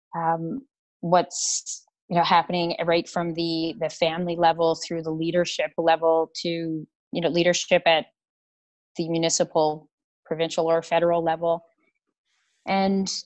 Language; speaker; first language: English; native; English